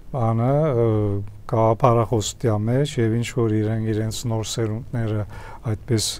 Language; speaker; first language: Armenian; early bilingual, heritage; Armenian